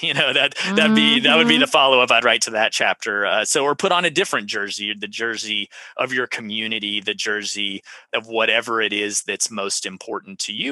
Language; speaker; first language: English; native; English